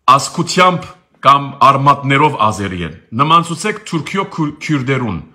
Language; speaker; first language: Armenian; early bilingual, heritage; Armenian